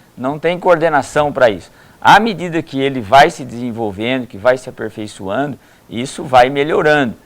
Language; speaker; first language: Portuguese; native; Portuguese